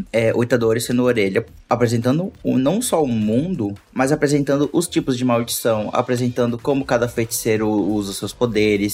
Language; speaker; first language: Portuguese; native; Portuguese